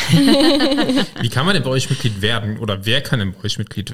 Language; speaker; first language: German; native; German